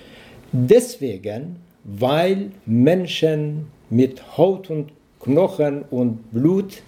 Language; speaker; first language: German; non-native, learner; Persian